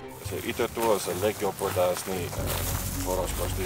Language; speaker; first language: Hungarian; non-native, learner; Afrikaans